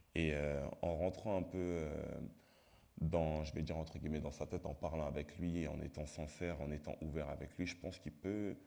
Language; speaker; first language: French; native; French